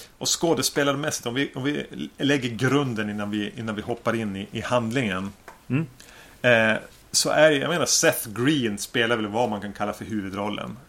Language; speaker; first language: Swedish; native; Swedish